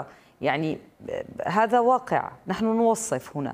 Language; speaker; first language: Arabic; native; Arabic